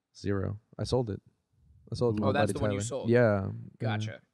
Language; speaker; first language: English; early bilingual, other home language; Spanish